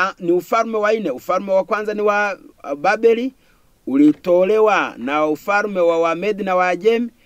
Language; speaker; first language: Swahili; non-native, local second language; Kinyarwanda